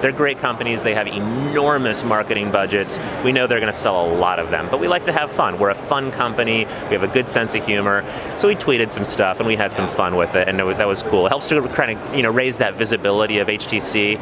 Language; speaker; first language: English; native; English